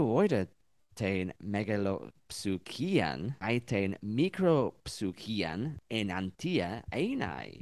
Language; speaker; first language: Greek; non-native, learner; English